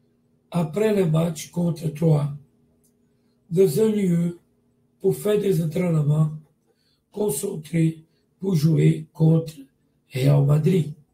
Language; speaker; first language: French; non-native, learner; Portuguese